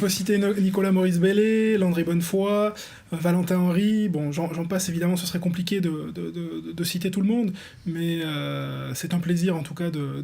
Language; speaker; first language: French; native; French